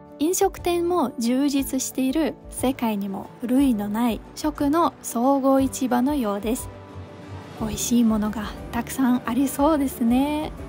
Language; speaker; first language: Japanese; non-native, fluent; Russian